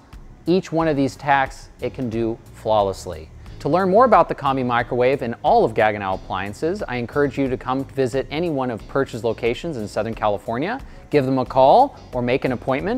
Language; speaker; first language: English; native; English